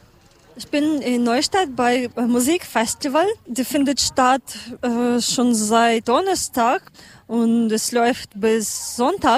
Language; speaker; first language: German; non-native, learner; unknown